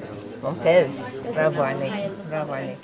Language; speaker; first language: Arabic; non-native, fluent; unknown